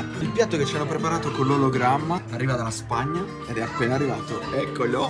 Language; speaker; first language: Italian; native; Italian